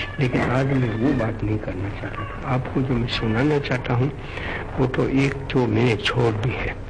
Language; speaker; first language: Hindi; non-native, local second language; Gujarati